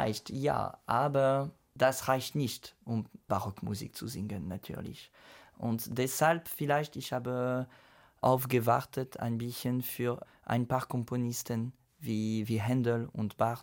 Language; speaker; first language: German; non-native, fluent; French